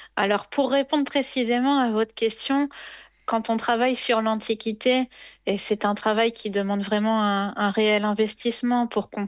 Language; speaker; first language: French; native; French